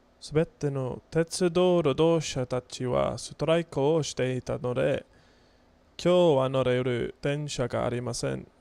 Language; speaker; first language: Japanese; non-native, learner; English